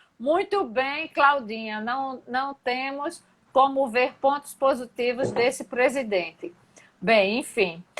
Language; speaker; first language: Portuguese; native; Portuguese